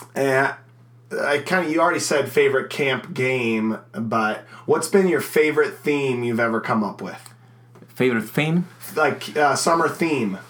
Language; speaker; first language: English; non-native, fluent; Portuguese